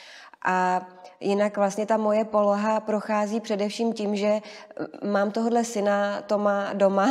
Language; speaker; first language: Czech; native; Czech